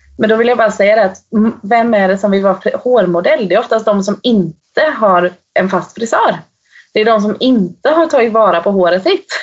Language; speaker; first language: Swedish; native; Swedish